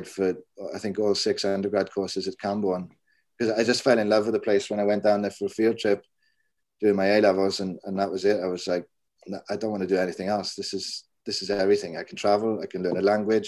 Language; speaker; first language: English; native; English